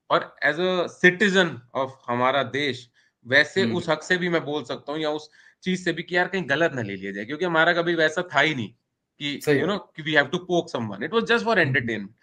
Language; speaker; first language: Hindi; native; Hindi